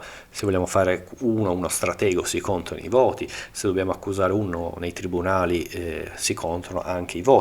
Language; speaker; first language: Italian; native; Italian